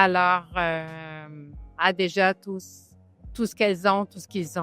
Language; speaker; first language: French; native; French